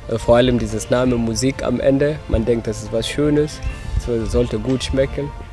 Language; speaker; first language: German; non-native, fluent; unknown